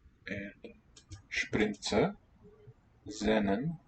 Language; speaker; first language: German; non-native, learner; English